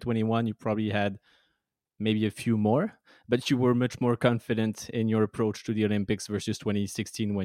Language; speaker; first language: English; non-native, fluent; French